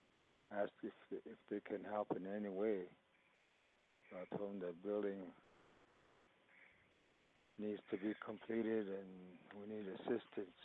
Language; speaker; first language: English; early bilingual, other home language; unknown